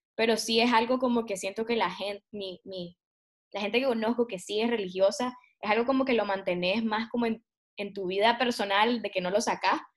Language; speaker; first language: Spanish; native; Spanish